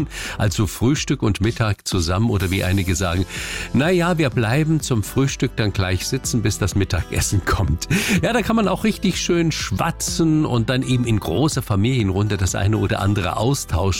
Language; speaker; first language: German; native; German